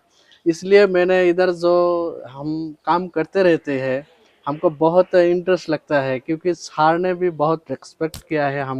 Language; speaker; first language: Hindi; non-native, local second language; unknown